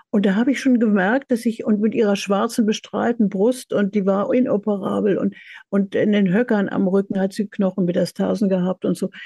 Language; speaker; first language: German; native; German